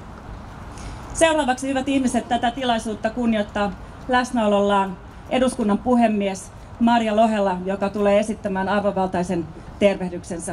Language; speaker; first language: Finnish; native; Finnish